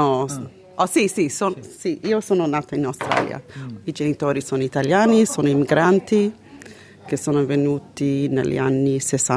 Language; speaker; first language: Italian; early bilingual, heritage; Italian